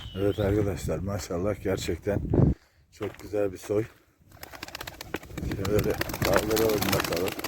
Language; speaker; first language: Turkish; native; Turkish